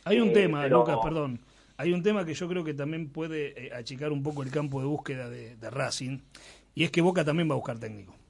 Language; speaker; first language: Spanish; native; Spanish